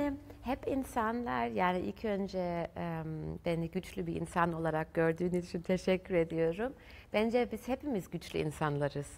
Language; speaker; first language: Turkish; early bilingual, heritage; German